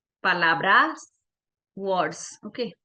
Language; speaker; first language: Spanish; non-native, fluent; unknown